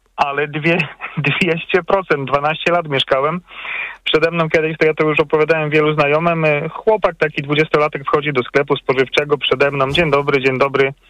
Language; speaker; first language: Polish; native; Polish